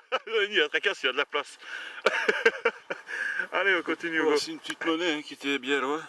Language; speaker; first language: French; native; French